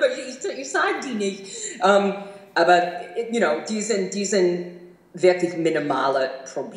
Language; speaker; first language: German; non-native, fluent; English